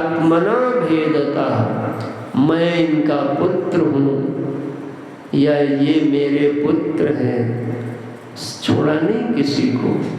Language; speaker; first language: Hindi; native; Hindi